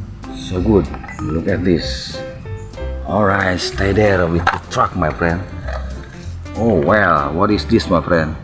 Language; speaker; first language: English; non-native, learner; Indonesian